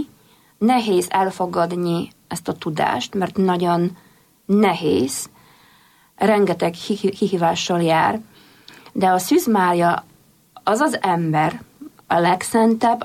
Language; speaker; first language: Hungarian; non-native, fluent; Polish